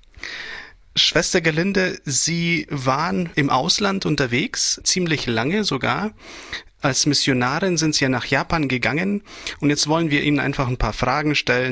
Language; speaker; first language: German; native; German